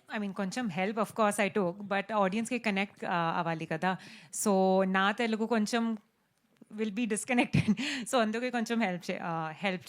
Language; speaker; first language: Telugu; non-native, learner; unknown